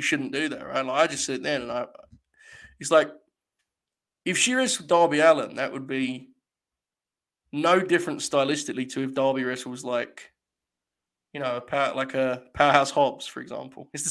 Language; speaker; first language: English; native; English